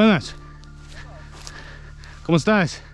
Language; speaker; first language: Spanish; non-native, learner; English